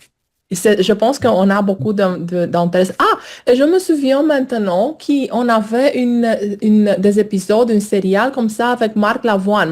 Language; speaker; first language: French; non-native, fluent; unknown